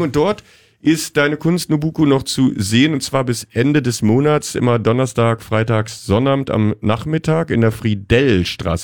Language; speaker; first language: German; native; German